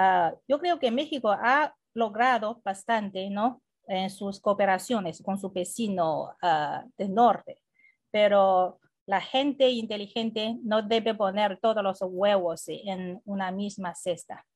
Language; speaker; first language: Spanish; non-native, fluent; Chinese